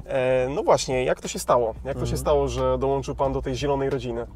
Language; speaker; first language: Polish; native; Polish